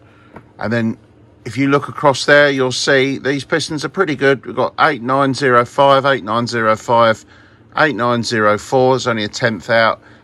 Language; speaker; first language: English; native; English